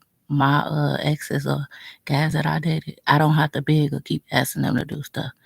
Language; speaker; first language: English; native; English